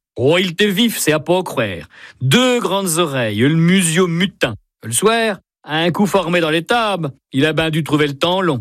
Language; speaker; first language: French; native; French